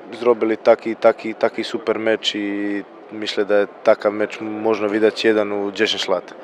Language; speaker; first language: Polish; non-native, learner; Croatian